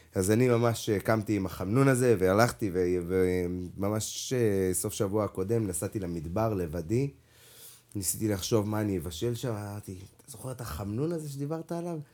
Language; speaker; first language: Hebrew; non-native, local second language; Arabic